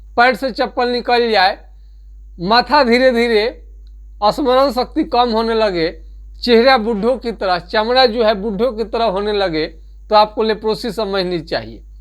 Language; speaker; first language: Hindi; native; Hindi